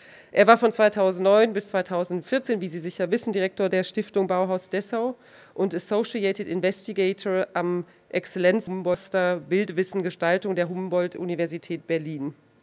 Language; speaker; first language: German; native; German